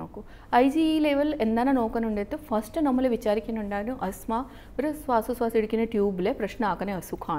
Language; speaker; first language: Malayalam; non-native, fluent; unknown